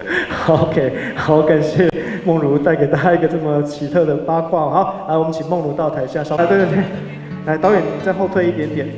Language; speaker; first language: Chinese; native; Chinese